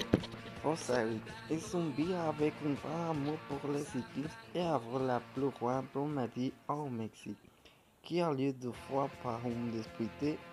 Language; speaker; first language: French; non-native, learner; Spanish